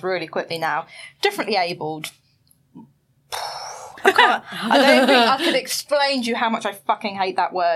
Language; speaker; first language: English; native; English